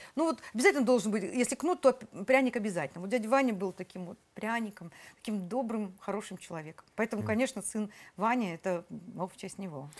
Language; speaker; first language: Russian; native; Russian